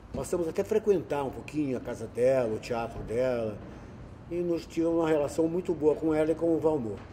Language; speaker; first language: Portuguese; native; Portuguese